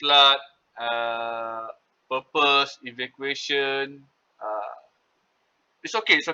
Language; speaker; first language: English; non-native, local second language; Malay